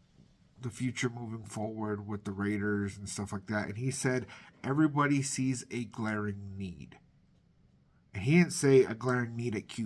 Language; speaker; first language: English; native; English